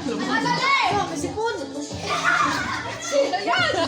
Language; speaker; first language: Filipino; non-native, local second language; Cebuano